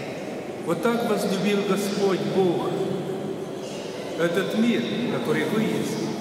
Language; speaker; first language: Russian; non-native, local second language; Ukrainian